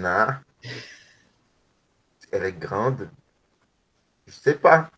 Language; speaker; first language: French; non-native, learner; Portuguese